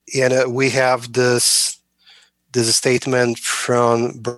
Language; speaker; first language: English; non-native, fluent; Portuguese